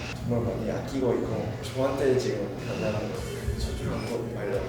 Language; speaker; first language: Korean; non-native, fluent; English